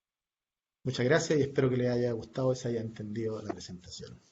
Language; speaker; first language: Spanish; native; Spanish